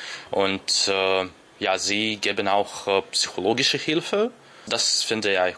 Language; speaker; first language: German; non-native, learner; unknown